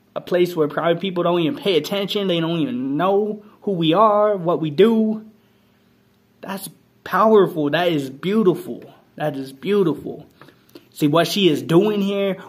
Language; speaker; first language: English; native; English